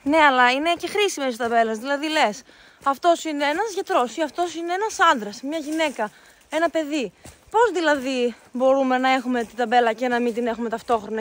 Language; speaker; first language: Greek; native; Greek